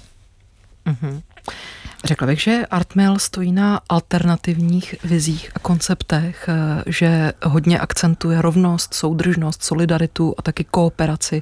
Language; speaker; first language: Czech; native; Czech